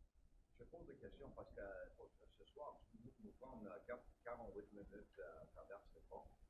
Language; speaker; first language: French; non-native, local second language; English